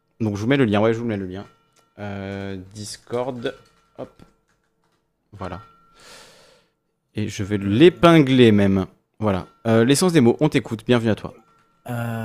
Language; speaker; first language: French; native; French